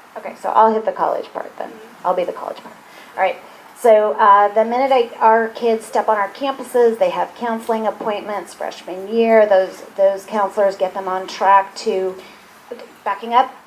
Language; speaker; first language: English; native; English